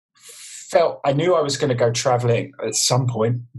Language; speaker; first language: English; native; English